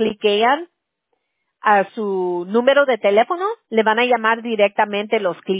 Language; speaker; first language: Spanish; early bilingual, heritage; Spanish